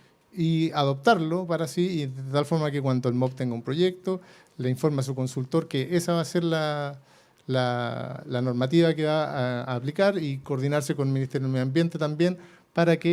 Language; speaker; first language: Spanish; native; Spanish